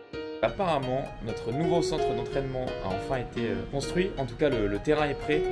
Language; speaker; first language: French; native; French